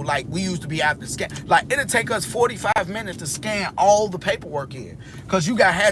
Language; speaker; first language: English; native; English